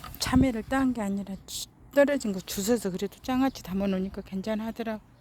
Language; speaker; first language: Korean; native; Korean